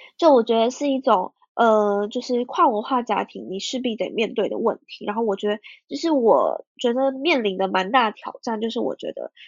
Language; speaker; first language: Chinese; early bilingual, heritage; Chinese